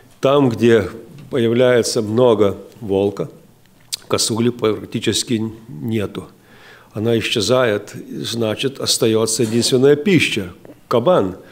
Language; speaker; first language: Russian; non-native, local second language; Lithuanian